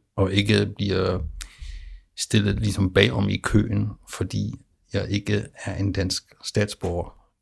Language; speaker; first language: Danish; non-native, fluent; German